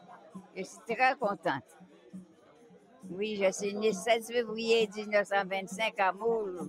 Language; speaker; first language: French; non-native, local second language; Guadeloupean Creole French